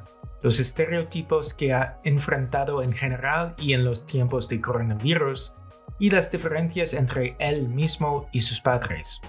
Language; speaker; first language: Spanish; non-native, fluent; English